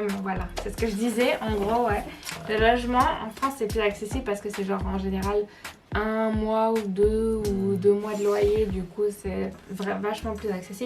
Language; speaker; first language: French; native; French